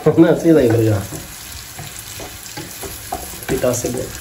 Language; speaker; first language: Portuguese; native; Portuguese